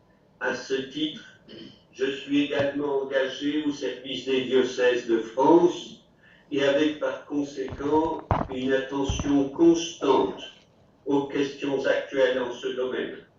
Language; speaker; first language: French; native; French